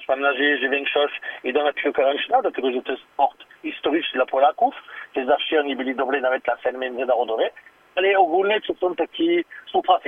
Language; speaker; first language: Polish; non-native, learner; French